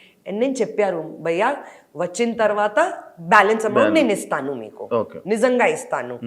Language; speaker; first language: Telugu; non-native, learner; Hindi